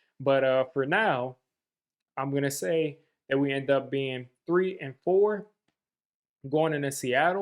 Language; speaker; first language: English; native; English